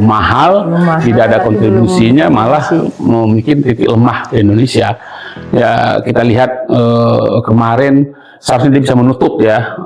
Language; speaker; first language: Indonesian; native; Indonesian